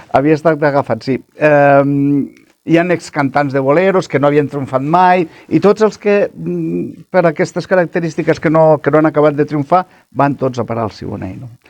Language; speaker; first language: Catalan; native; Catalan